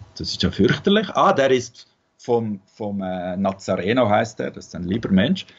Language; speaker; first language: German; native; German